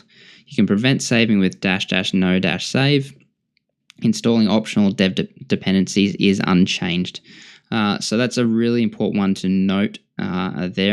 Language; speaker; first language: English; native; English